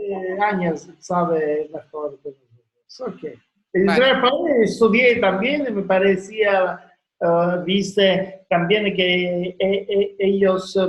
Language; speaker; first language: Spanish; non-native, learner; Italian